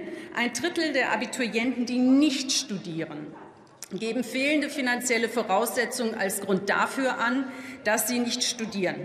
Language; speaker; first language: German; native; German